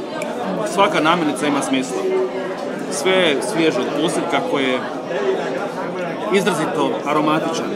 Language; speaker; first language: Croatian; native; Croatian